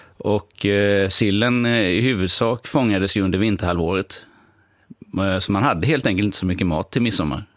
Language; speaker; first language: Swedish; native; Swedish